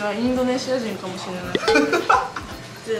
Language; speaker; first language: Japanese; native; Japanese